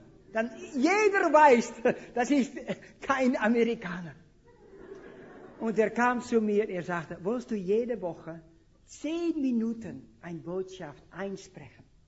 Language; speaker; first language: German; non-native, fluent; Dutch